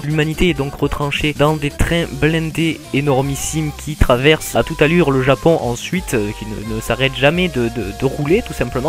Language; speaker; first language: French; native; French